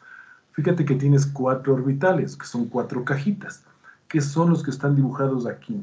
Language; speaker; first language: Spanish; native; Spanish